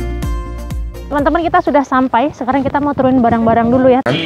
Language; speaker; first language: Indonesian; native; Indonesian